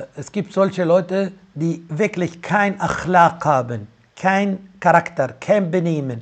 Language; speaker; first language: German; non-native, fluent; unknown